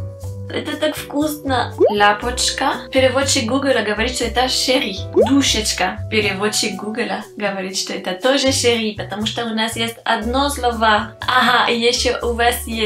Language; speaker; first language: Russian; non-native, fluent; French